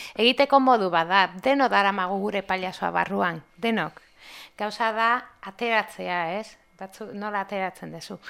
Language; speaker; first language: Basque; non-native, local second language; Spanish